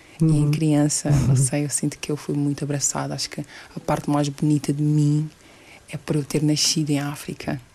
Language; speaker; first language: Portuguese; early bilingual, other home language; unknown